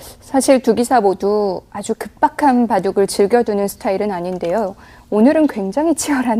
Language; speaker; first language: Korean; native; Korean